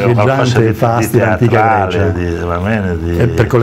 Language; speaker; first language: Italian; native; Italian